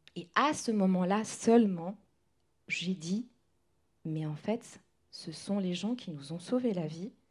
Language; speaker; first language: French; non-native, local second language; Kinyarwanda